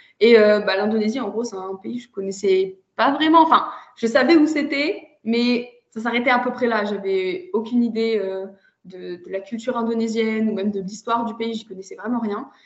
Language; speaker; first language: French; native; French